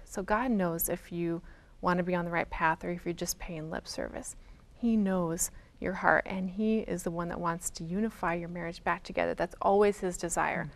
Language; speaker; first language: English; native; English